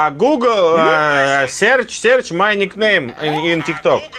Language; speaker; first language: English; non-native, learner; Russian